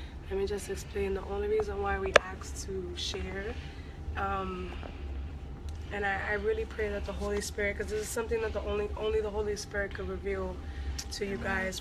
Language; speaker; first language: English; early bilingual, other home language; Spanish